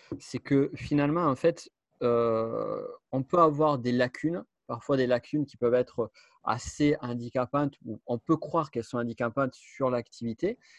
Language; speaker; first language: French; native; French